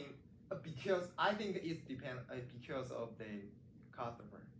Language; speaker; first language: English; non-native, learner; Chinese